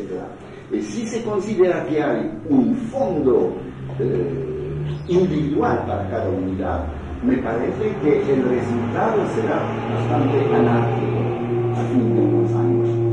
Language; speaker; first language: Spanish; non-native, fluent; French